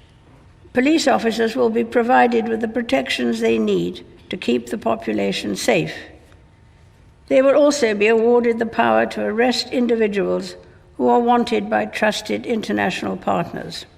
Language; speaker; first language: English; native; English